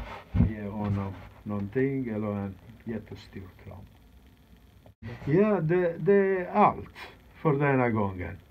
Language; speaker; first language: Swedish; non-native, fluent; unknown